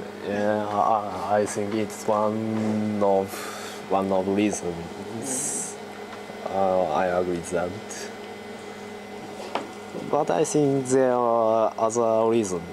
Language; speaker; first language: English; non-native, learner; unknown